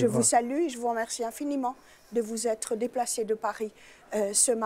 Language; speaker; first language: French; native; French